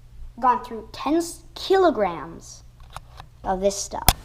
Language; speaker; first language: English; native; English